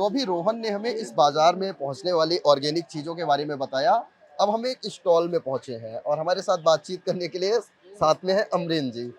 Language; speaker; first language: Hindi; native; Hindi